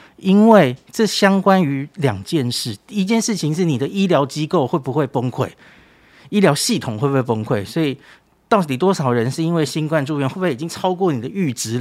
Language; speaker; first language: Chinese; native; Chinese